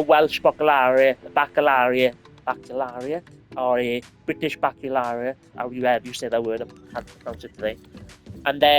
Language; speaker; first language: English; native; English